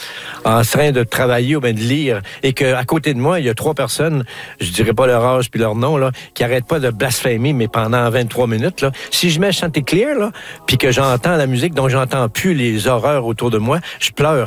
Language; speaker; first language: French; native; French